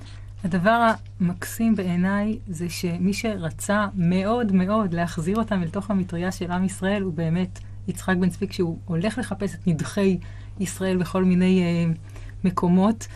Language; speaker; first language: Hebrew; native; Hebrew